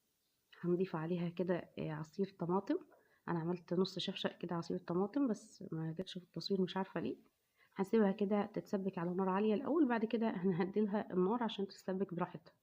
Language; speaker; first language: Arabic; native; Arabic